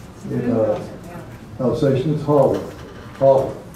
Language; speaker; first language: English; native; English